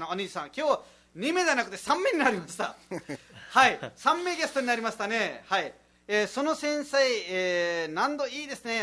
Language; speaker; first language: Japanese; non-native, fluent; Nepali